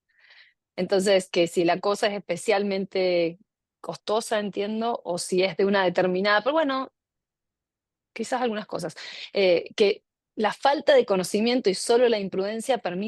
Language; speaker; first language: Spanish; native; Spanish